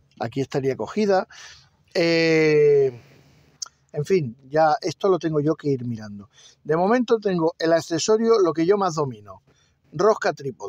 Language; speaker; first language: Spanish; native; Spanish